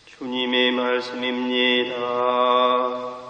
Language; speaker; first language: Korean; native; Korean